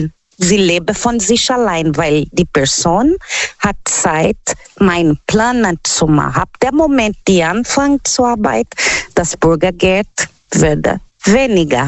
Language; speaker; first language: German; non-native, learner; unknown